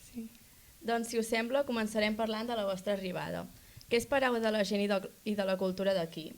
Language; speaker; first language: Catalan; native; Catalan